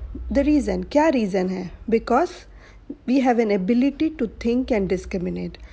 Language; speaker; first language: English; non-native, local second language; Hindi